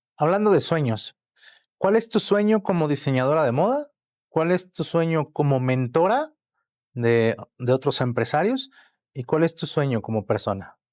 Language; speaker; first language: Spanish; native; Spanish